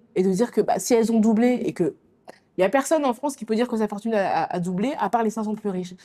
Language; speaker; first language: French; native; French